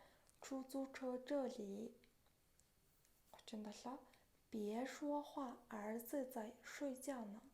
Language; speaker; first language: Chinese; non-native, fluent; Mongolian